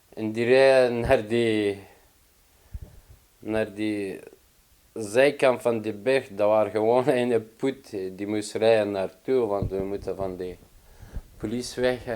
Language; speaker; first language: Dutch; non-native, learner; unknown